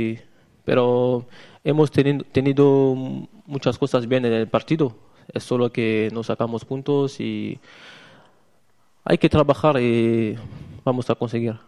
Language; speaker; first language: Spanish; non-native, learner; French